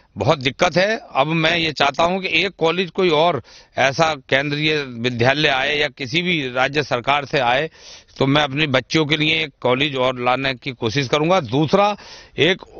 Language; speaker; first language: Hindi; native; Hindi